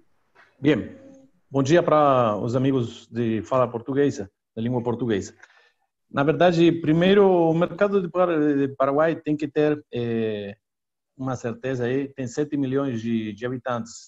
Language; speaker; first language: Portuguese; non-native, learner; Spanish